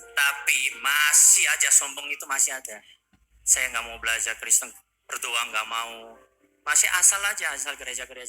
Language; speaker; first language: Indonesian; non-native, fluent; Korean